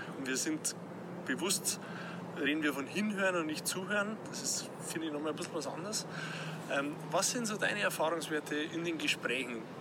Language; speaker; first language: German; native; German